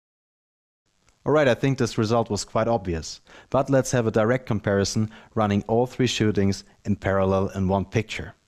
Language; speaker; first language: English; non-native, fluent; German